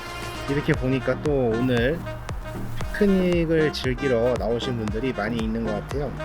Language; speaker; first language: Korean; native; Korean